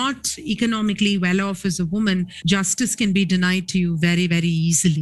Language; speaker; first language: English; non-native, local second language; Tamil